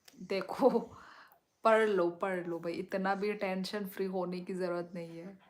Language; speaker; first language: Hindi; non-native, local second language; Kok Borok